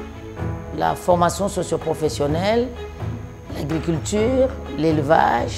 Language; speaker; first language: French; non-native, local second language; Swahili